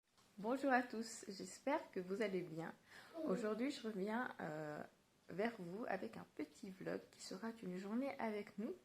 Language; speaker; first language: French; native; French